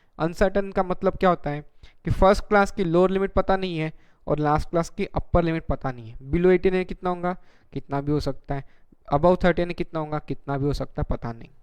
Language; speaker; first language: Hindi; non-native, local second language; Marathi